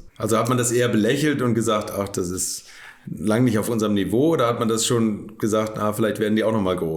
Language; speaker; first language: German; native; German